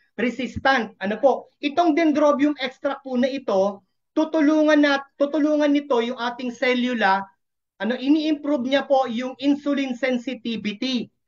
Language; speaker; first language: Filipino; non-native, local second language; Masbatenyo